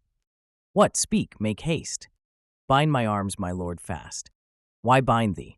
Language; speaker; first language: English; native; English